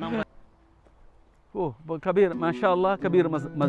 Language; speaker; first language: Arabic; non-native, learner; Malayalam